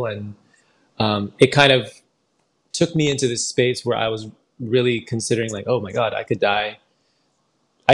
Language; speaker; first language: English; native; English